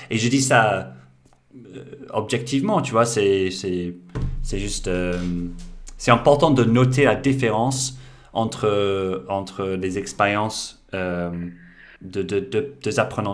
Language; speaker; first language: French; non-native, fluent; English